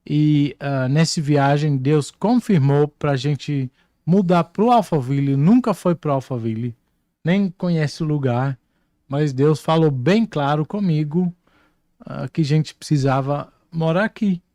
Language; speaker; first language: Portuguese; non-native, fluent; Dutch